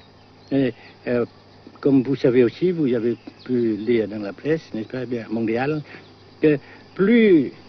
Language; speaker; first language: French; non-native, local second language; Vietnamese